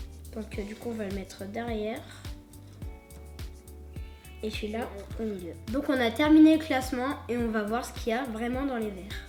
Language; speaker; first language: French; native; French